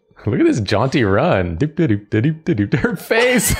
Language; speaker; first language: English; native; English